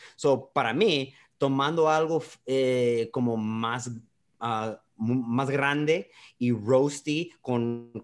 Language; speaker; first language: Spanish; early bilingual, heritage; Spanish